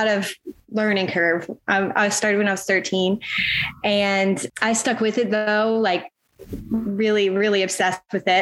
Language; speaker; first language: English; native; English